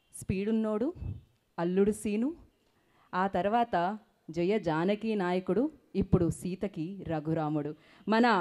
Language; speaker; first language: Telugu; native; Telugu